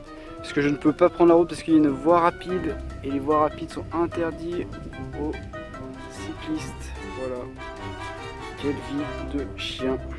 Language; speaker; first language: French; native; French